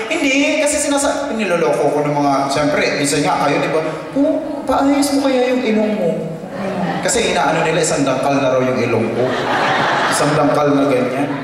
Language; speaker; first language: Filipino; native; Filipino